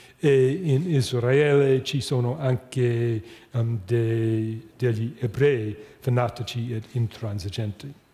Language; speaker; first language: Italian; non-native, fluent; English